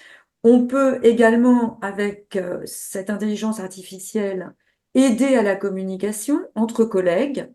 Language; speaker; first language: French; native; French